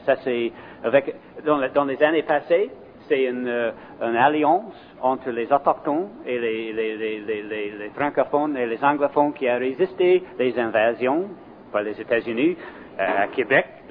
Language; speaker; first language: French; non-native, fluent; English